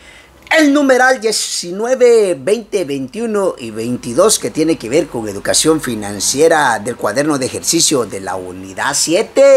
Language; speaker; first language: Spanish; native; Spanish